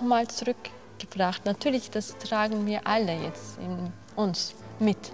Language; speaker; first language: German; non-native, fluent; Turkish